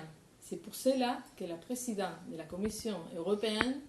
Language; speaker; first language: French; non-native, fluent; Spanish